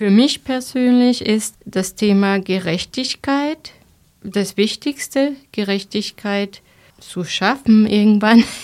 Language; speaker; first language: German; non-native, fluent; Spanish